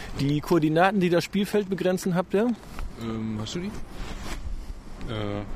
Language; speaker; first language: German; native; German